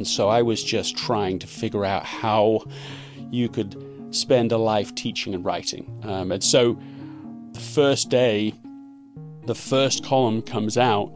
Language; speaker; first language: English; native; English